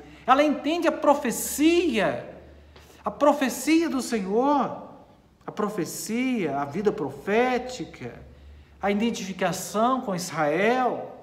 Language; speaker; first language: Portuguese; native; Portuguese